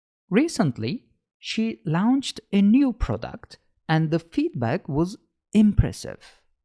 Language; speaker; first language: English; non-native, fluent; Turkish